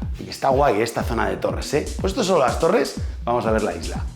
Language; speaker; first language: Spanish; native; Spanish